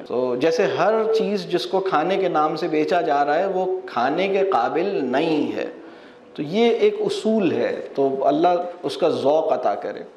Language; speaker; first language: Urdu; native; Urdu